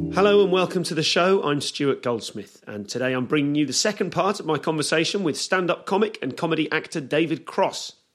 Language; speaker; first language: English; native; English